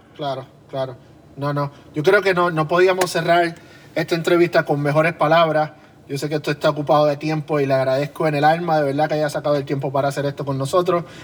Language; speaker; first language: Spanish; native; Spanish